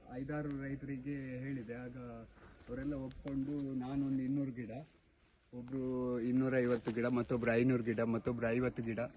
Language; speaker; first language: Kannada; native; Kannada